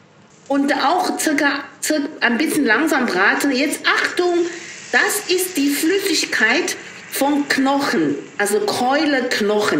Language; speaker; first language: German; non-native, learner; Chinese